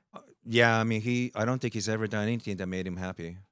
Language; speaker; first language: English; early bilingual, other home language; Japanese